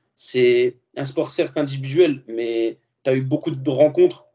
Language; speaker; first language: French; native; French